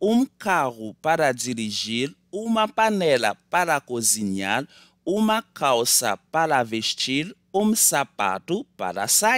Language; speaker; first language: Portuguese; non-native, learner; Haitian Creole